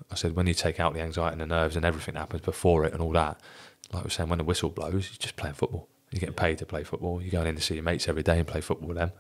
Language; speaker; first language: English; native; English